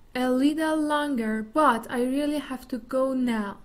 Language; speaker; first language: English; non-native, fluent; Persian